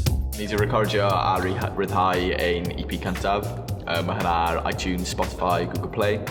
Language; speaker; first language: Welsh; non-native, local second language; English